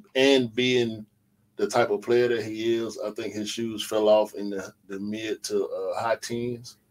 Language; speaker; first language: English; native; English